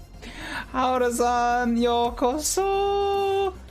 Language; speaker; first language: Japanese; non-native, learner; English